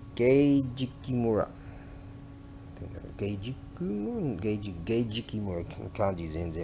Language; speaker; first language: Japanese; non-native, learner; English